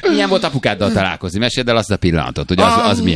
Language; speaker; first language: Hungarian; native; Hungarian